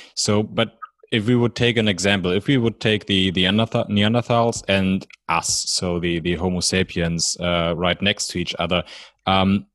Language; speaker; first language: English; non-native, fluent; German